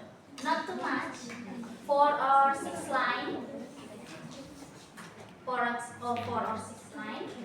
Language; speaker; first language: English; non-native, learner; Indonesian